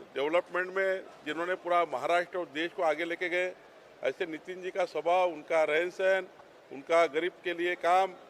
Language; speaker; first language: Hindi; non-native, local second language; Marathi